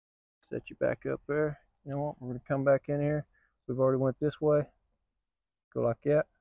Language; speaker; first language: English; native; English